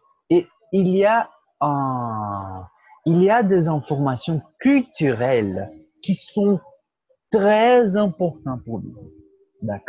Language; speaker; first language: French; non-native, fluent; Portuguese